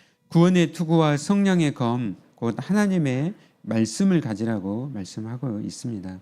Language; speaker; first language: Korean; native; Korean